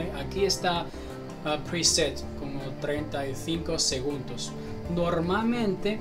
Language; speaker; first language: Spanish; non-native, learner; Chinese